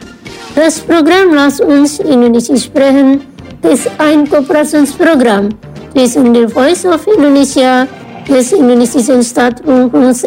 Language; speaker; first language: German; non-native, fluent; Indonesian